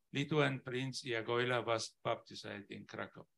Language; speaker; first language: English; non-native, learner; Polish